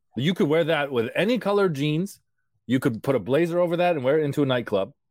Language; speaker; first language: English; early bilingual, other home language; Portuguese